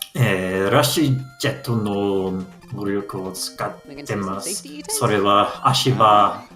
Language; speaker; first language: Japanese; non-native, learner; English